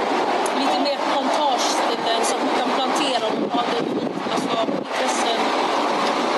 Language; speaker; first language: Swedish; early bilingual, other home language; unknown